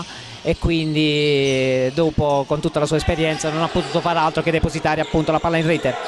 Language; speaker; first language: Italian; native; Italian